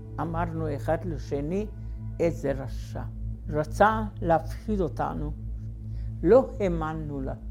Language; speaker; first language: Hebrew; non-native, fluent; Hungarian